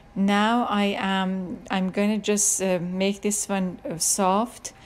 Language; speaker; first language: English; non-native, fluent; Persian